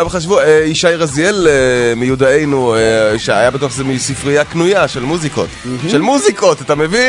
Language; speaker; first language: Hebrew; native; Hebrew